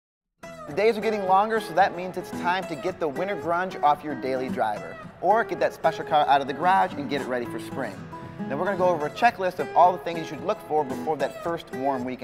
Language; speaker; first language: English; native; English